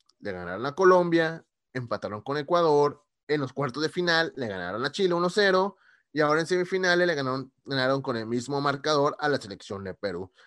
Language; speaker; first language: Spanish; native; Spanish